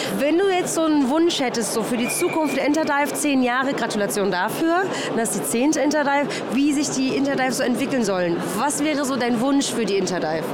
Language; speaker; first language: German; native; German